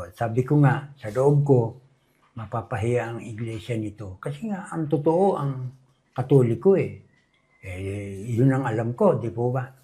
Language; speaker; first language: Filipino; non-native, local second language; Bikol